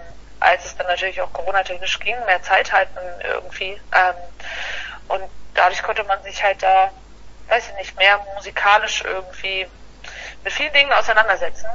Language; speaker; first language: German; native; German